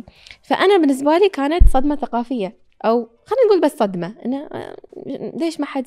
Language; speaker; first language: Arabic; native; Arabic